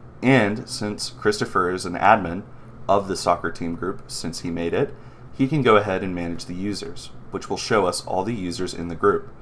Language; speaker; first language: English; native; English